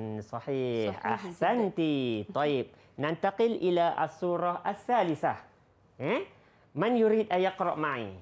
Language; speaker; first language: Arabic; non-native, fluent; Malay